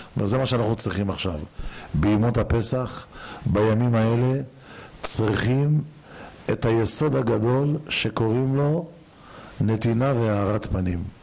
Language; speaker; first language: Hebrew; native; Hebrew